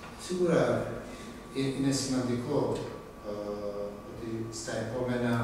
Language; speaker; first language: Greek; non-native, fluent; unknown